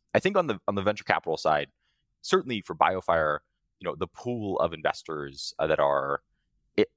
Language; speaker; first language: English; native; English